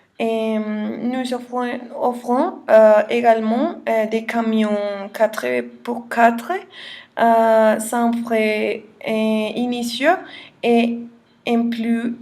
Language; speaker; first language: French; non-native, learner; Spanish